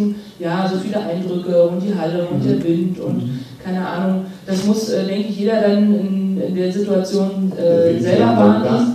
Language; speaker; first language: German; native; German